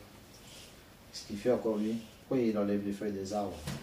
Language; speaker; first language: French; native; French